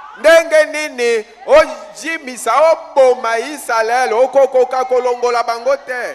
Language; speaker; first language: Lingala; native; Lingala